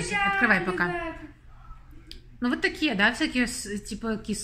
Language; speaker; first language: Russian; native; Russian